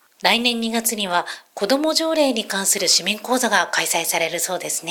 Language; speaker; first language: Japanese; native; Japanese